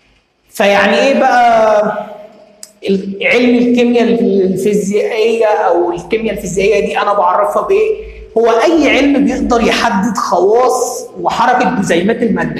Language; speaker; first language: Arabic; native; Arabic